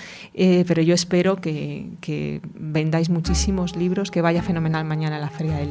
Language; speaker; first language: Spanish; native; Spanish